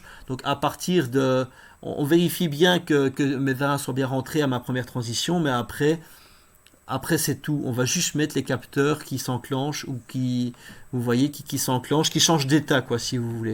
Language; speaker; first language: French; native; French